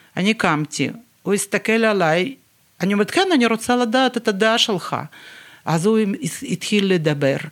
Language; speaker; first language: Hebrew; non-native, fluent; Russian